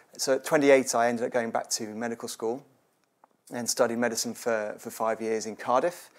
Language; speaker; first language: English; native; English